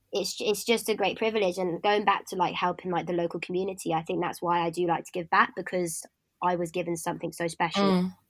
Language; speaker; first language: English; native; English